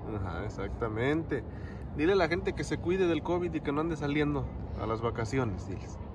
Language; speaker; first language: Spanish; native; Spanish